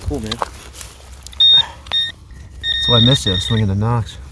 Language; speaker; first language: English; native; English